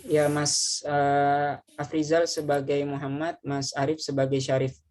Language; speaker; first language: Indonesian; native; Indonesian